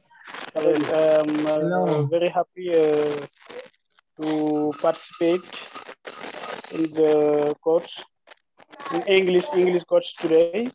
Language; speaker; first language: English; non-native, learner; French